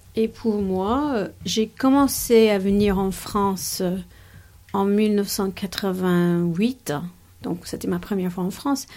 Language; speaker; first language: French; non-native, fluent; English